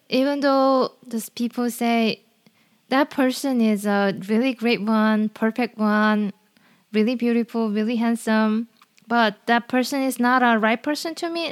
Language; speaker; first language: English; non-native, fluent; Korean